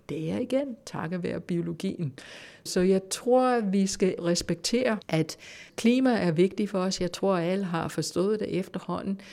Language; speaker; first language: Danish; non-native, fluent; English